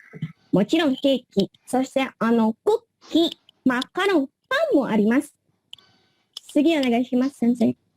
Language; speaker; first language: Japanese; non-native, learner; Indonesian